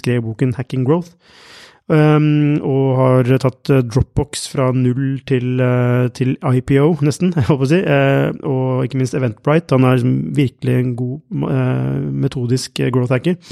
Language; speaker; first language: Norwegian; native; Norwegian